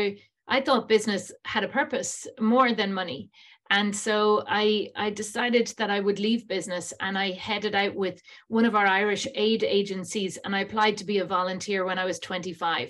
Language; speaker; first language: English; native; English